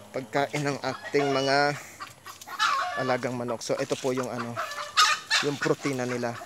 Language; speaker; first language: Filipino; non-native, local second language; Bikol